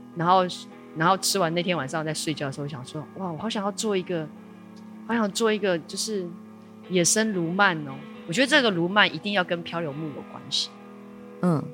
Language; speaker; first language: Chinese; native; Chinese